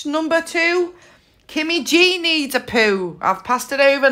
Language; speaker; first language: English; native; English